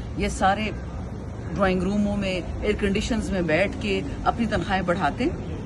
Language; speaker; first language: Urdu; non-native, local second language; Pashto